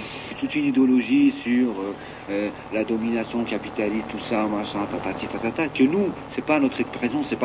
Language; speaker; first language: French; non-native, fluent; Spanish